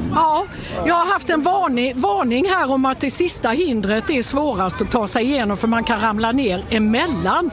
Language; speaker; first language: Swedish; native; Swedish